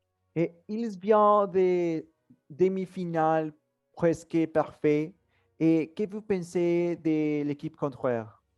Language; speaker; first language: French; non-native, learner; Spanish